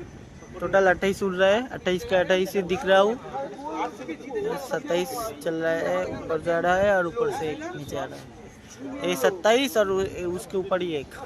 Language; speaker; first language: Hindi; non-native, local second language; Bangla